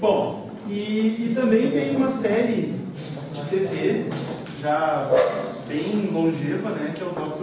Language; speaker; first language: Portuguese; native; Portuguese